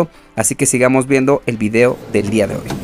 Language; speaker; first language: Spanish; native; Spanish